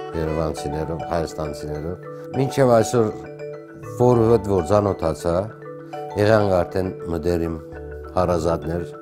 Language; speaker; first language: Armenian; early bilingual, heritage; Armenian